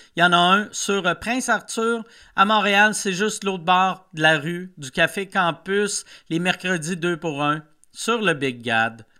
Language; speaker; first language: French; native; French